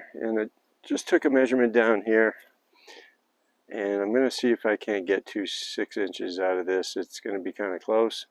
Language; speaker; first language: English; native; English